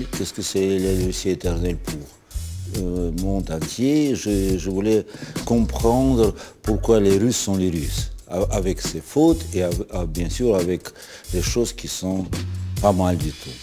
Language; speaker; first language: French; non-native, fluent; Russian